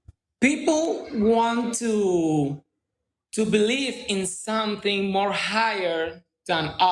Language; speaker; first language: English; non-native, learner; Spanish